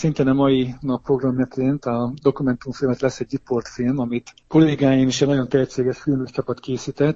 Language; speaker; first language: Hungarian; native; Hungarian